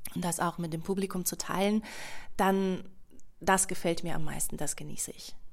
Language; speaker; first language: German; non-native, fluent; Russian